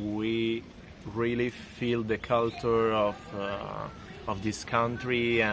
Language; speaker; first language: English; non-native, learner; Italian